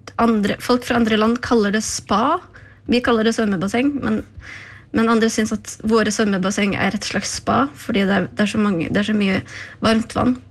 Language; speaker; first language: Norwegian; early bilingual, other home language; Icelandic